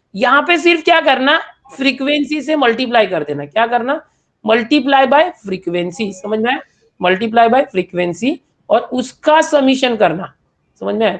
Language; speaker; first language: Hindi; non-native, local second language; Marathi